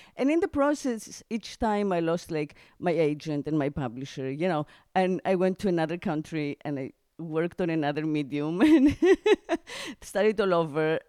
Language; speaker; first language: English; non-native, fluent; Greek